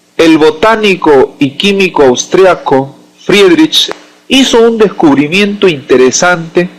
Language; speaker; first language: Spanish; native; Spanish